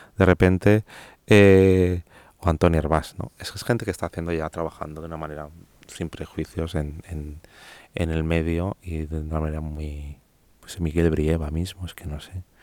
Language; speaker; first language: Spanish; non-native, local second language; Catalan